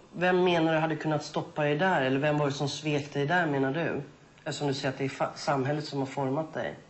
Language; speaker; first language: Swedish; native; Swedish